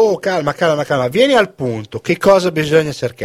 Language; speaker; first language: Italian; native; Italian